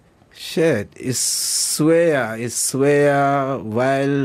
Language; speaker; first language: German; non-native, learner; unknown